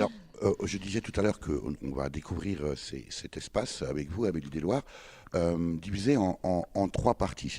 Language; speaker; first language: French; native; French